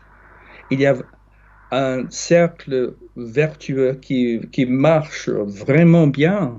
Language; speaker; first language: French; non-native, fluent; English